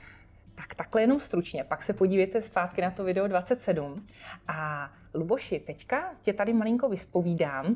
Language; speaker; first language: Czech; native; Czech